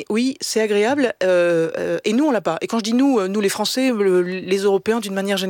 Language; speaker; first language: French; native; French